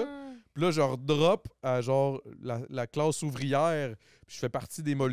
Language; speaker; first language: French; native; French